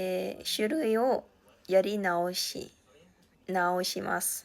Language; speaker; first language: Japanese; non-native, learner; Khmer